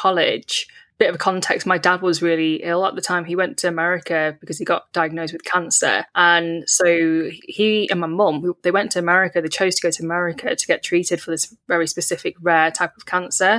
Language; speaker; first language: English; native; English